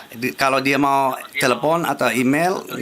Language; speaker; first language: Indonesian; non-native, fluent; English